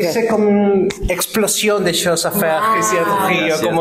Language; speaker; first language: French; non-native, fluent; Spanish